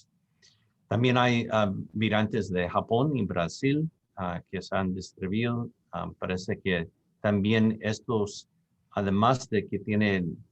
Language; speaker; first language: Spanish; non-native, fluent; English